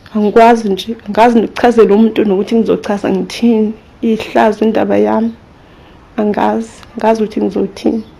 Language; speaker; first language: Zulu; native; Zulu